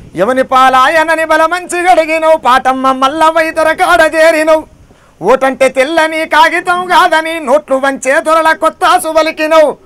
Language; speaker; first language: Telugu; native; Telugu